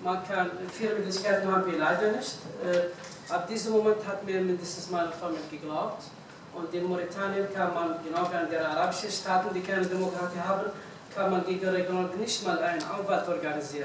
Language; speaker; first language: German; non-native, fluent; Arabic